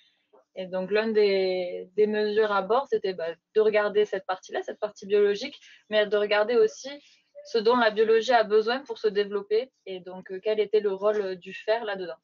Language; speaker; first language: French; native; French